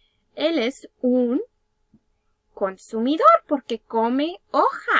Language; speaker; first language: Spanish; early bilingual, heritage; Spanish